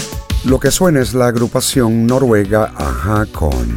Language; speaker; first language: Spanish; native; Spanish